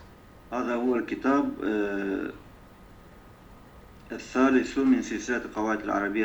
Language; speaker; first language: Arabic; non-native, learner; Turkish